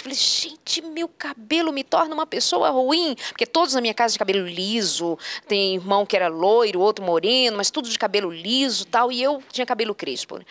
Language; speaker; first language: Portuguese; native; Portuguese